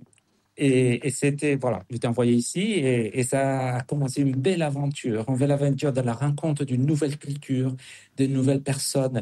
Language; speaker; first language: French; non-native, fluent; Spanish